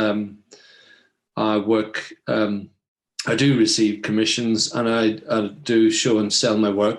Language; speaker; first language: English; native; English